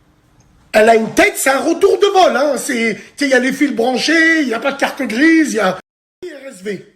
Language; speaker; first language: French; native; French